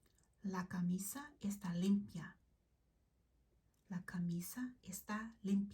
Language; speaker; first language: Spanish; non-native, learner; English